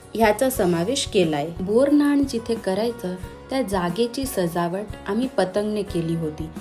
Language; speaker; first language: Marathi; non-native, local second language; Gujarati